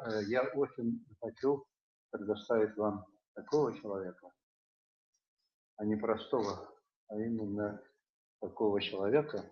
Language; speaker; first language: Russian; non-native, local second language; Bashkir